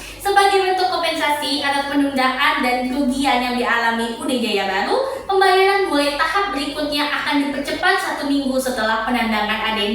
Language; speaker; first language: Indonesian; native; Indonesian